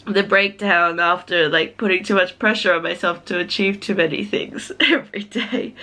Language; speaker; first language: English; native; English